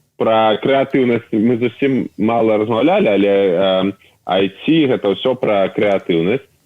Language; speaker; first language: Belarusian; non-native, local second language; Russian